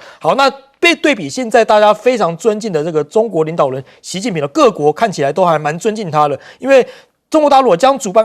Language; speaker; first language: Chinese; native; Chinese